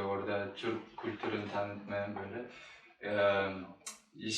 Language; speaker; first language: Turkish; non-native, learner; Kyrgyz